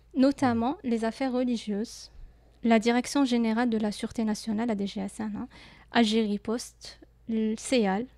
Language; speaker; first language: French; non-native, local second language; Arabic